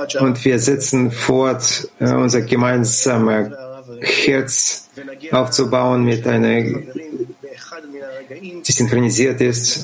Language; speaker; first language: German; non-native, fluent; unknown